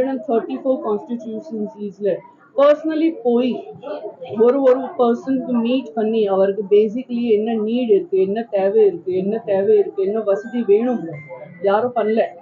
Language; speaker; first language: Tamil; non-native, learner; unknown